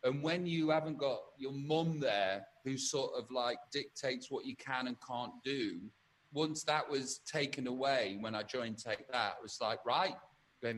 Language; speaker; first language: English; native; English